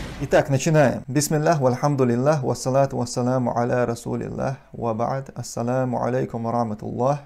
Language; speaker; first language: Russian; non-native, local second language; Chechen